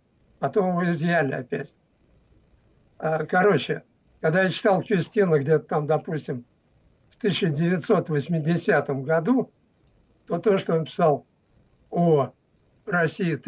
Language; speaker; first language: Russian; native; Russian